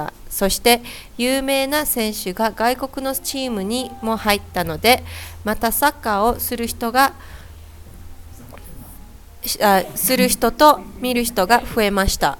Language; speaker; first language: Japanese; non-native, learner; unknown